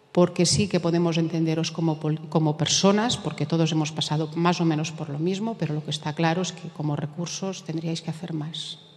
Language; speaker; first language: Spanish; native; Spanish